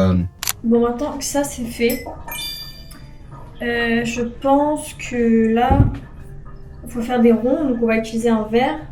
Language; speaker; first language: French; native; French